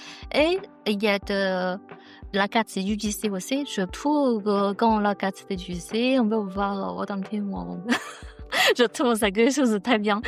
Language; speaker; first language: French; non-native, learner; Chinese